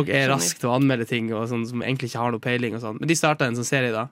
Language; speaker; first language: Norwegian; native; Norwegian